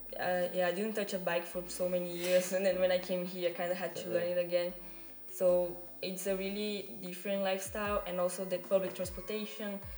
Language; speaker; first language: English; non-native, fluent; Portuguese